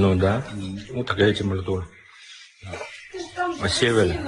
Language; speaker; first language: Russian; non-native, learner; Chinese